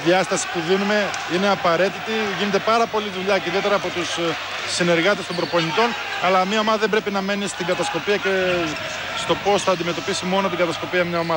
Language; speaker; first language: Greek; native; Greek